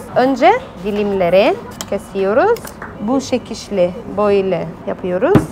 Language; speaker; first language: Turkish; non-native, fluent; Arabic